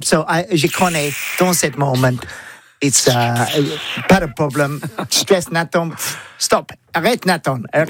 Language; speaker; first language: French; non-native, learner; English